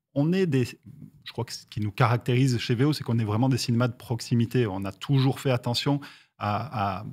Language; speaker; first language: French; native; French